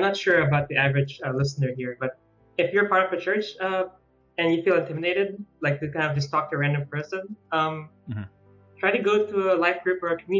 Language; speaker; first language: English; non-native, local second language; Filipino